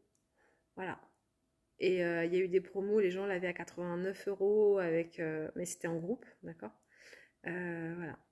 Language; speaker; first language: French; native; French